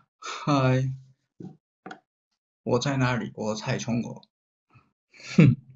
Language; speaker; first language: Chinese; non-native, learner; Japanese